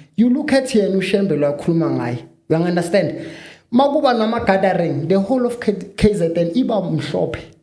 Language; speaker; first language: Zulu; native; Zulu